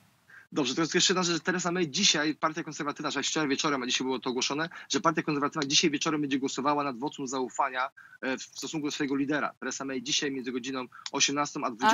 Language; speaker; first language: Polish; native; Polish